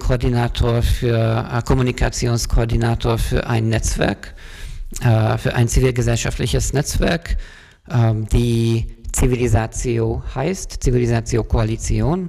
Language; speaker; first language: German; non-native, fluent; Hungarian